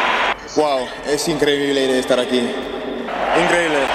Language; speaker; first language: Spanish; non-native, learner; French